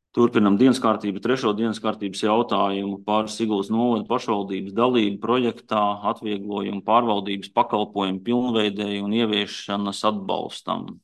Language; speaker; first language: Latvian; native; Latvian